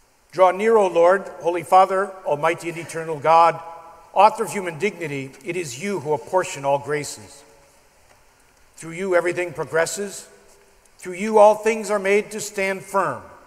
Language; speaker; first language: English; native; English